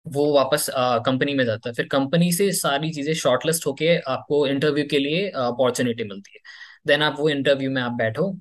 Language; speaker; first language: Hindi; native; Hindi